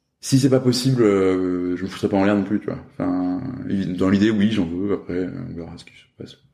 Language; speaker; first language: French; native; French